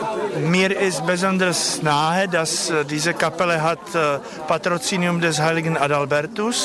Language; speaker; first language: German; non-native, fluent; Czech